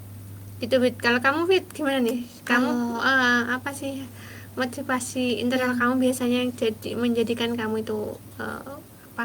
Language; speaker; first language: Indonesian; native; Indonesian